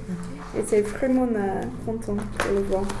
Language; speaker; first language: French; non-native, learner; English